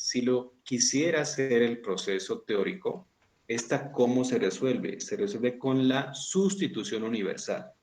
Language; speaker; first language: Spanish; native; Spanish